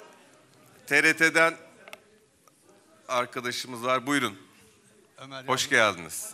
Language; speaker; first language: Turkish; native; Turkish